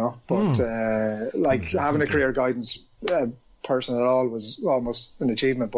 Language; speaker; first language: English; native; English